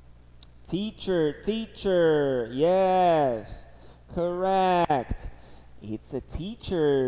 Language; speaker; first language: English; non-native, fluent; Portuguese